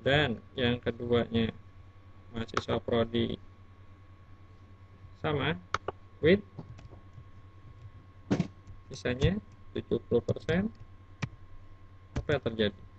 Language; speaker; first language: Indonesian; native; Indonesian